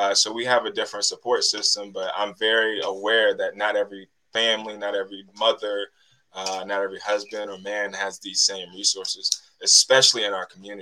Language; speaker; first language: English; native; English